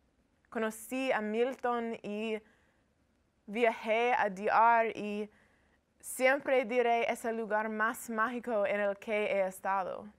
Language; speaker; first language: Spanish; non-native, learner; English